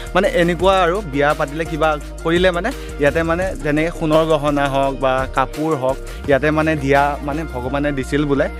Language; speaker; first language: Assamese; native; Assamese